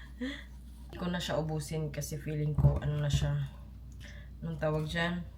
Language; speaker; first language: Filipino; non-native, local second language; Cebuano